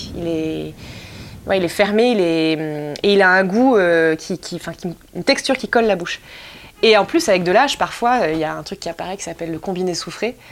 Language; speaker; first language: French; native; French